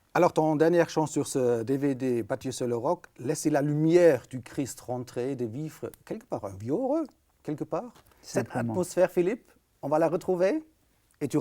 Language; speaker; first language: French; native; French